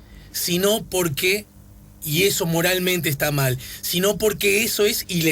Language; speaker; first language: Spanish; native; Spanish